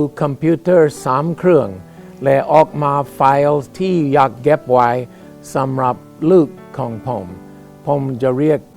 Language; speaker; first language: Thai; non-native, fluent; English